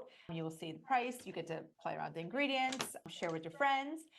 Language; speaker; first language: English; native; English